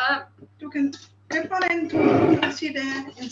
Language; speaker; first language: English; non-native, learner; Dutch